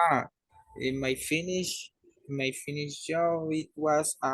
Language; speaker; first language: English; non-native, learner; Spanish